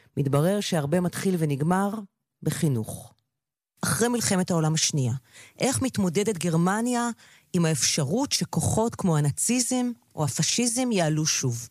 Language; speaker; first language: Hebrew; native; Hebrew